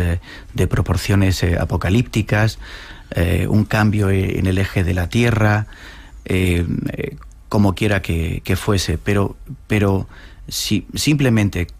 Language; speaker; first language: Spanish; native; Spanish